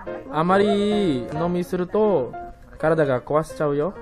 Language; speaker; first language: Japanese; non-native, learner; Indonesian